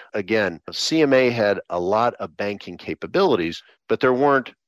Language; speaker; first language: English; native; English